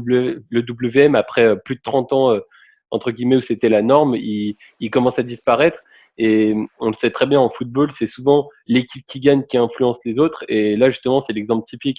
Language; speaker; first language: French; native; French